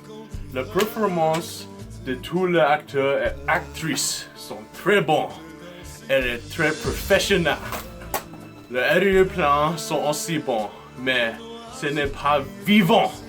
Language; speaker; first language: French; non-native, learner; English